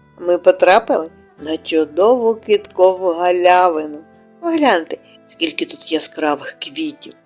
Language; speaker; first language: Ukrainian; native; Ukrainian